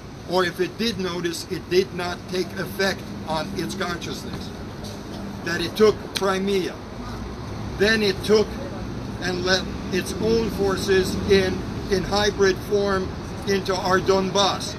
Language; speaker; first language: English; early bilingual, other home language; Ukrainian